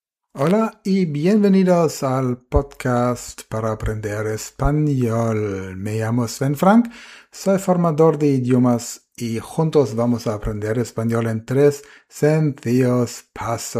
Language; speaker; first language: Spanish; non-native, fluent; German